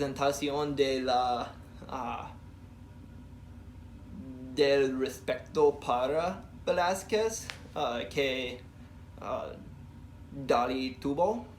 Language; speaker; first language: Spanish; non-native, learner; English